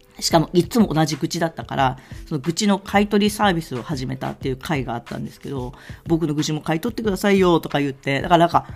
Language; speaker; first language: Japanese; native; Japanese